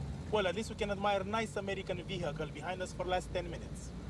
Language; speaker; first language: English; non-native, learner; Romanian